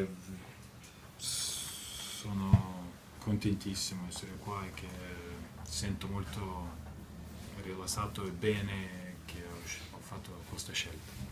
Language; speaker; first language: Italian; non-native, fluent; Lithuanian